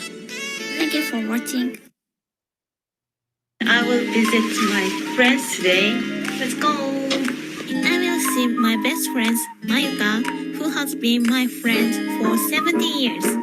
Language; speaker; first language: English; non-native, learner; Japanese